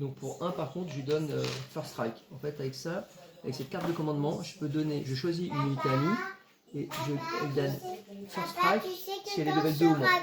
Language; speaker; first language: French; native; French